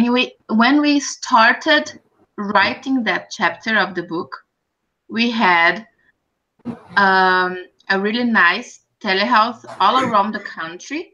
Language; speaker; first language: English; non-native, fluent; Portuguese